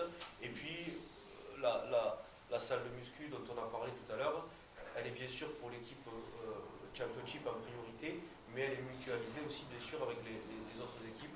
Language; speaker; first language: French; native; French